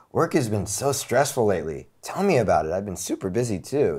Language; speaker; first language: English; native; English